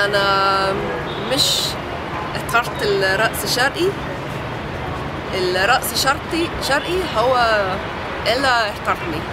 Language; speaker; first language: Arabic; non-native, learner; English